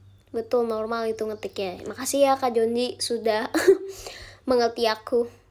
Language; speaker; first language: Indonesian; native; Indonesian